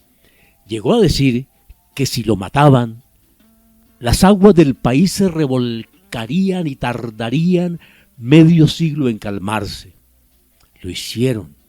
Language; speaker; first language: Spanish; native; Spanish